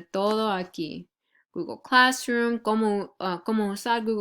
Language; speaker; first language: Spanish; non-native, fluent; English